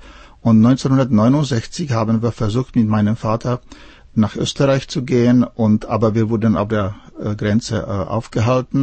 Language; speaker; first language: German; non-native, fluent; Czech